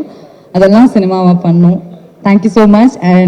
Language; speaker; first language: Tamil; non-native, fluent; Malayalam